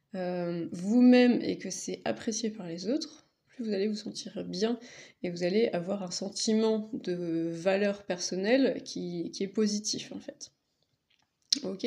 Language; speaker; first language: French; native; French